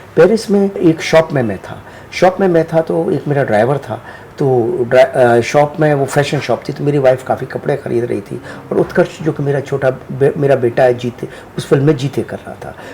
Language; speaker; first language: Hindi; native; Hindi